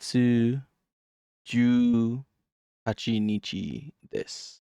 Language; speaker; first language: Japanese; non-native, learner; English